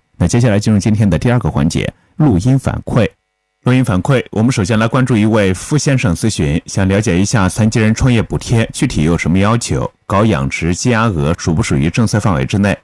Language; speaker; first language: Chinese; native; Chinese